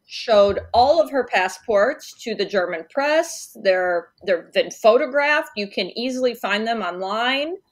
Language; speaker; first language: English; native; English